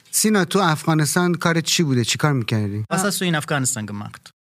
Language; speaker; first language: German; non-native, learner; Persian